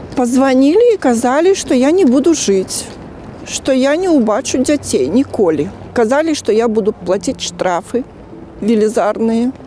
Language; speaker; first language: Belarusian; native; Belarusian